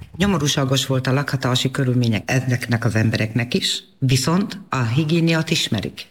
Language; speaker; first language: Hungarian; native; Hungarian